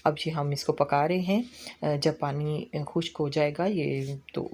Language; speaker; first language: Hindi; non-native, local second language; Punjabi